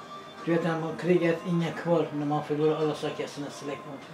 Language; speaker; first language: Swedish; non-native, learner; Kurdish